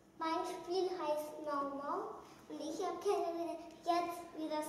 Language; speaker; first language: German; early bilingual, other home language; Russian